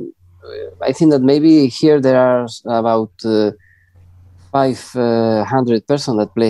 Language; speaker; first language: English; non-native, learner; Spanish